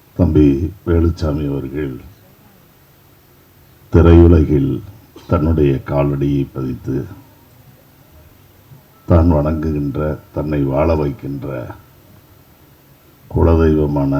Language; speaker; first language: Tamil; native; Tamil